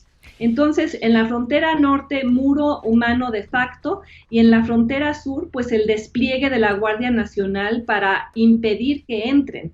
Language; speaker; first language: Spanish; native; Spanish